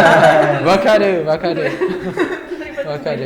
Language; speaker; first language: Japanese; non-native, fluent; Thai